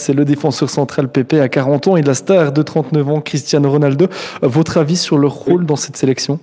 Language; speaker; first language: French; native; French